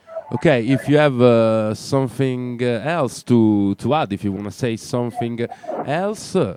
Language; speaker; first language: English; non-native, learner; Italian